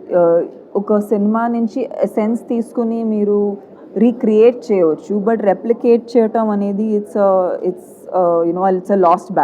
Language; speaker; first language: Telugu; non-native, fluent; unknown